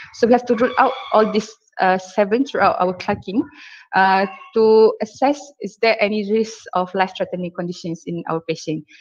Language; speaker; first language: English; non-native, local second language; Malay